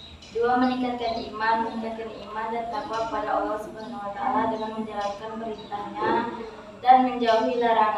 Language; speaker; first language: Indonesian; native; Indonesian